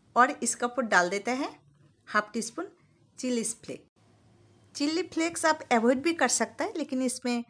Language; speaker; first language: Hindi; non-native, local second language; Bangla